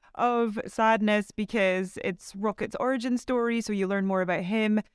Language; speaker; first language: English; native; English